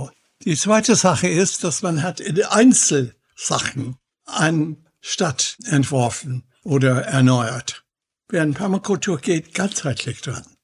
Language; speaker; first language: German; non-native, fluent; English